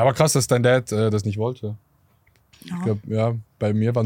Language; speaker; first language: German; native; German